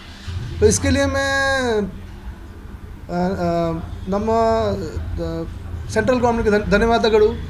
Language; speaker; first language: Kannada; non-native, learner; Kashmiri